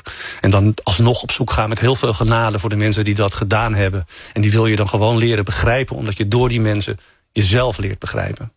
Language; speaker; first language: Dutch; native; Dutch